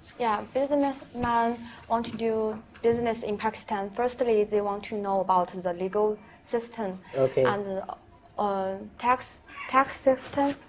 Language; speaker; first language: English; non-native, learner; Chinese